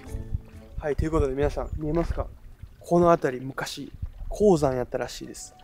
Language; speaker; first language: Japanese; native; Japanese